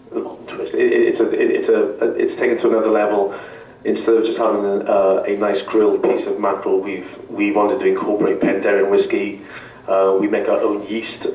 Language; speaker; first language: English; native; English